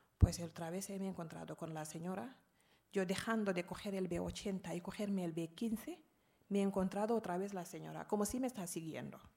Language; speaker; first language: Spanish; non-native, fluent; Arabic